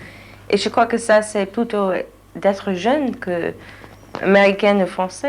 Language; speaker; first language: French; non-native, learner; English